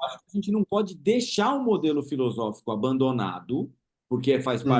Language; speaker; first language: Portuguese; native; Portuguese